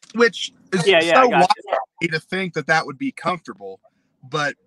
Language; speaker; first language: English; native; English